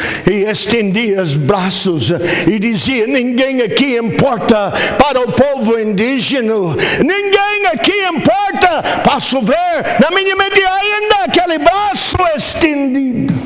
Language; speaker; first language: Portuguese; non-native, fluent; English